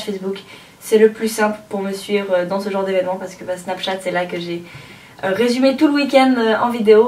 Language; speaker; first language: French; native; French